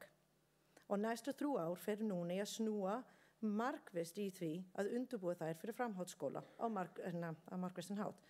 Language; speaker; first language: Icelandic; non-native, learner; English